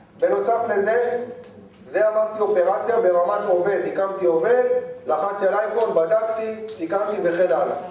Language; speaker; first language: Hebrew; native; Hebrew